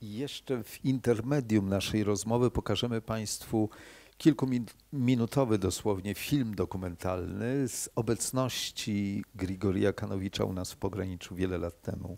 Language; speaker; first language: Polish; native; Polish